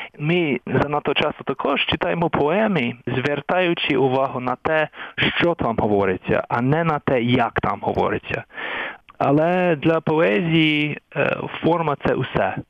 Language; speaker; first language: Ukrainian; non-native, fluent; English